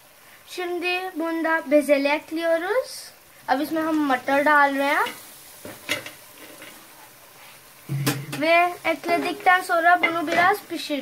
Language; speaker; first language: Turkish; non-native, learner; Urdu